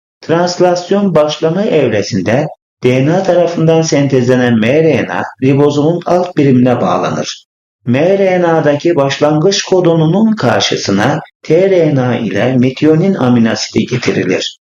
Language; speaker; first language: Turkish; native; Turkish